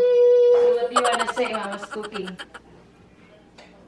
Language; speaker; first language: English; non-native, learner; Filipino